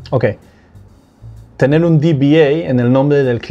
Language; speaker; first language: Spanish; non-native, fluent; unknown